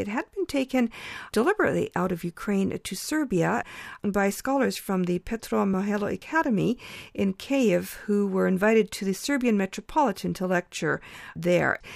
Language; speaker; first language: English; early bilingual, other home language; Ukrainian